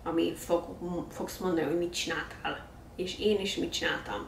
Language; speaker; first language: Hungarian; early bilingual, heritage; English